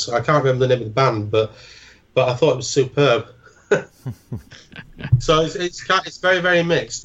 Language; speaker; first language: English; native; English